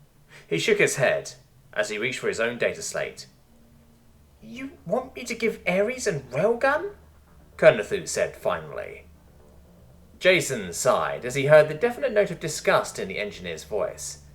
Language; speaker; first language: English; native; English